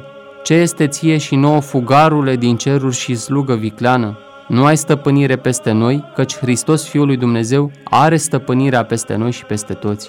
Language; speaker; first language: Romanian; native; Romanian